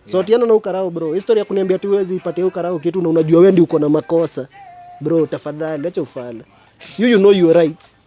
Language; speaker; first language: Swahili; native; Swahili